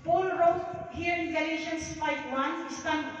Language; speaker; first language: English; non-native, local second language; Filipino